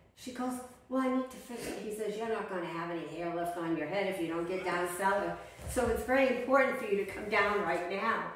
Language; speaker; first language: English; native; English